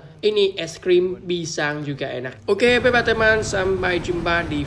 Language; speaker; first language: Indonesian; non-native, learner; Vietnamese